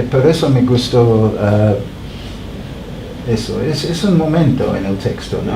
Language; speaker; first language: Spanish; non-native, fluent; English